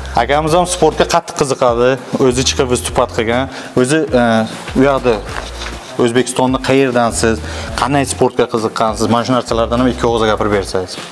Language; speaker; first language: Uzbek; native; Uzbek